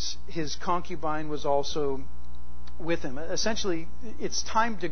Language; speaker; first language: English; native; English